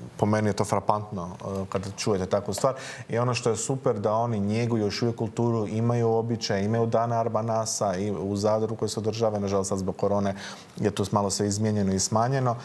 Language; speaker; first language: Croatian; early bilingual, other home language; Albanian